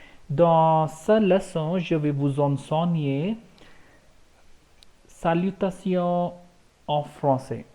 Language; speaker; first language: French; non-native, fluent; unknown